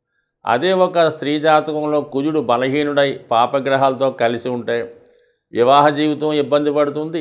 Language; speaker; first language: Telugu; native; Telugu